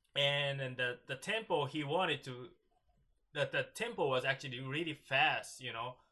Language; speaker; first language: English; non-native, learner; Japanese